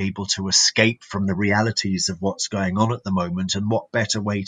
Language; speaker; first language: English; native; English